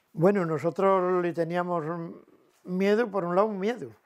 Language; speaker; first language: Spanish; native; Spanish